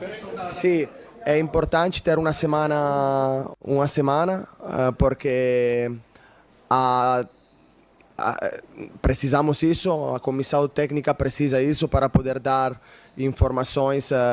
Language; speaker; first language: Portuguese; non-native, fluent; Italian